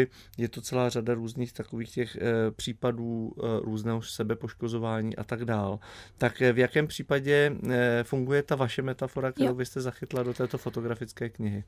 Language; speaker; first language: Czech; native; Czech